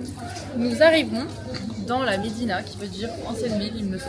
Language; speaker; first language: French; native; French